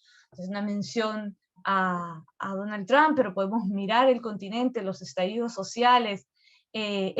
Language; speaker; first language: Spanish; native; Spanish